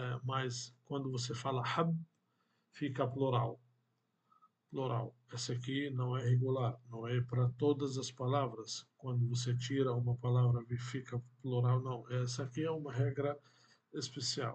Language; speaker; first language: Portuguese; non-native, fluent; Arabic